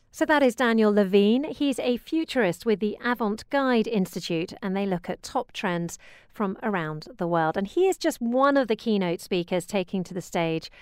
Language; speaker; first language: English; native; English